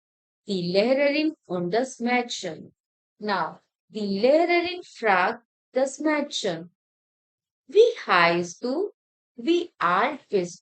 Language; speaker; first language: German; non-native, fluent; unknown